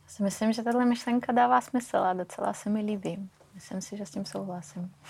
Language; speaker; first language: Czech; non-native, fluent; Russian